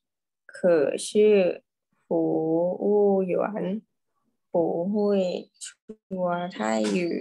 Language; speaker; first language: Chinese; non-native, learner; Thai